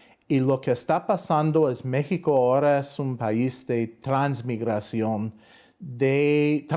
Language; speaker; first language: Spanish; non-native, fluent; English